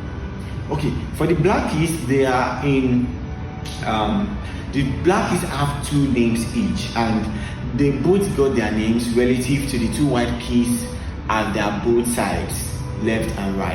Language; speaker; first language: English; non-native, local second language; Yoruba